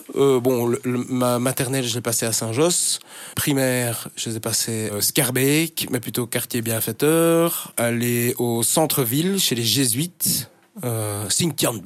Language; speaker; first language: French; native; French